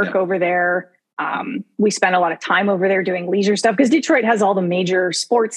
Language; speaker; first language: English; native; English